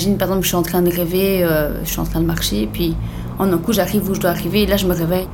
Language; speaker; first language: French; native; French